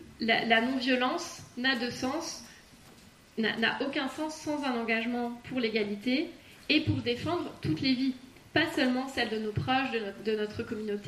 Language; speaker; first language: French; native; French